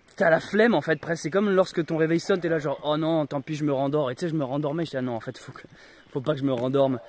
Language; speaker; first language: French; native; French